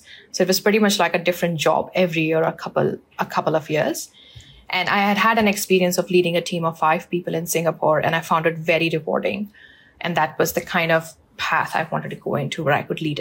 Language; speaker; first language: English; non-native, local second language; Hindi